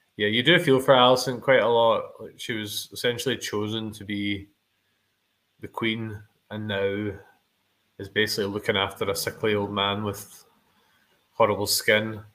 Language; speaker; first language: English; native; English